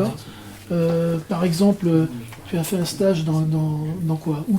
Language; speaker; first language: French; native; French